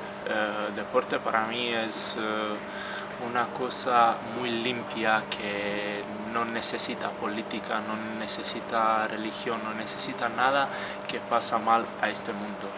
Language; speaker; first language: Spanish; non-native, fluent; Croatian